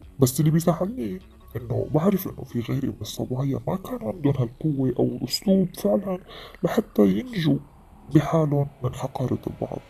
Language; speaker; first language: Arabic; native; Arabic